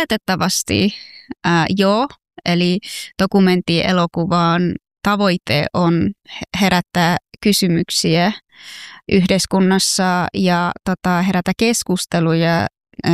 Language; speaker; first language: Finnish; non-native, fluent; Persian